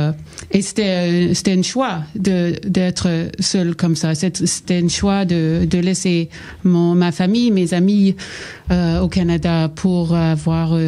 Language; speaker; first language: French; non-native, learner; English